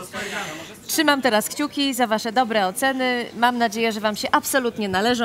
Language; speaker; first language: Polish; native; Polish